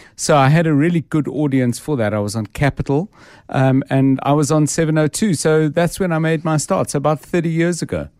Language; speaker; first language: English; native; English